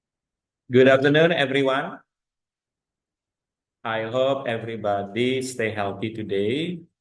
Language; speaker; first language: English; non-native, fluent; Indonesian